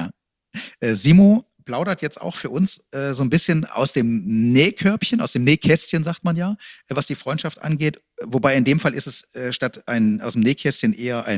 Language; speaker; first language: German; native; German